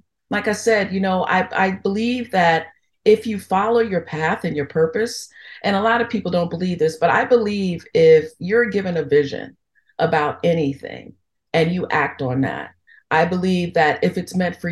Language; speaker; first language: English; native; English